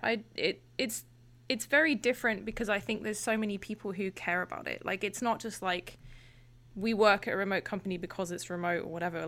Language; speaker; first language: English; native; English